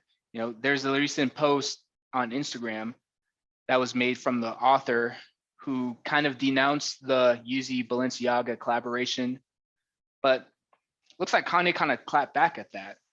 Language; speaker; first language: English; native; English